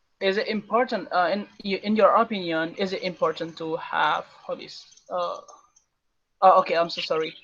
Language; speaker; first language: English; non-native, learner; Indonesian